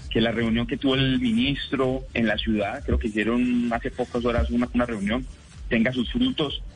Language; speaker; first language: Spanish; native; Spanish